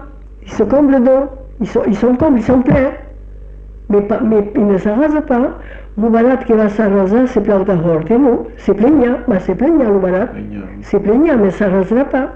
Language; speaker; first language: French; native; French